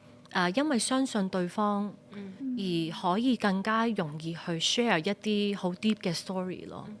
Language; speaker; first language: Cantonese; native; Cantonese